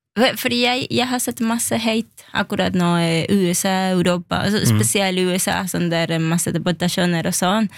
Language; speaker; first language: Norwegian; non-native, fluent; Spanish